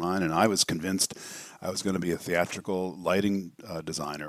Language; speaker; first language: English; native; English